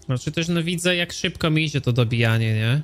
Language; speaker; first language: Polish; native; Polish